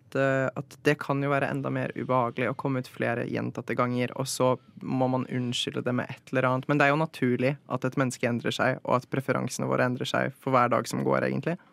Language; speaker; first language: Norwegian; early bilingual, other home language; Polish